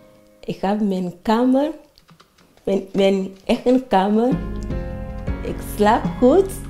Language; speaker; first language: Dutch; non-native, learner; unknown